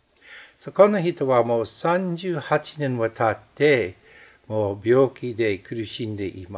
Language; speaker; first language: Japanese; non-native, fluent; English